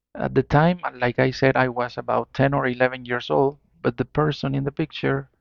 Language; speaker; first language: English; non-native, fluent; Spanish